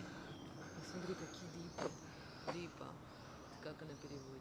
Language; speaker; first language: Russian; native; Russian